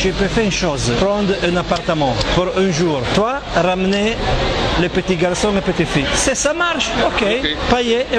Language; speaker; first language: French; non-native, learner; Italian